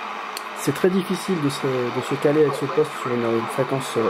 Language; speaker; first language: French; native; French